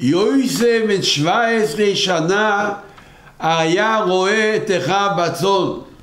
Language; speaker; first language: Hebrew; non-native, local second language; Yiddish